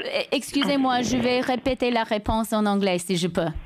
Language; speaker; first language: French; non-native, fluent; English